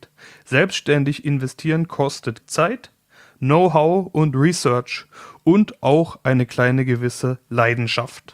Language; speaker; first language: German; native; German